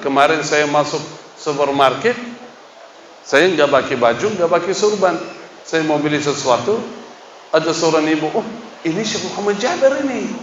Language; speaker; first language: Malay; non-native, fluent; Arabic